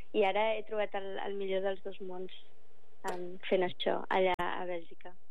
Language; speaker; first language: Catalan; early bilingual, other home language; English